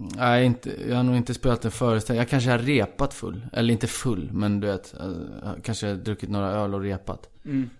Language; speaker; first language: Swedish; early bilingual, other home language; Icelandic